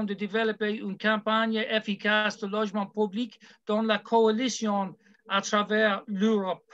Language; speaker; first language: French; non-native, learner; English